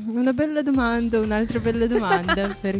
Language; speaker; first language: Italian; non-native, fluent; Russian